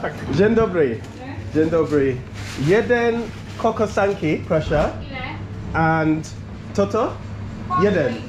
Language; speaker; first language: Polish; non-native, learner; English